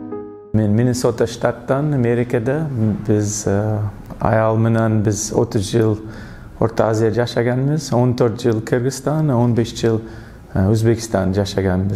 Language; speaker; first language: Kyrgyz; non-native, learner; English